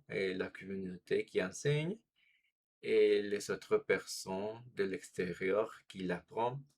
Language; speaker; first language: French; non-native, fluent; Spanish